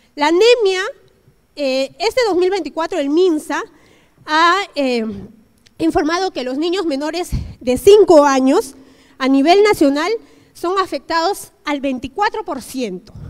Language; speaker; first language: Spanish; native; Spanish